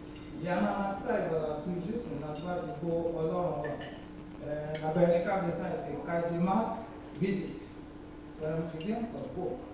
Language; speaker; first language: Russian; non-native, learner; Yoruba